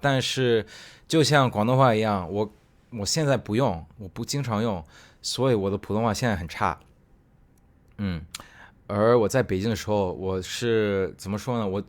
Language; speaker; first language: Chinese; non-native, fluent; Cantonese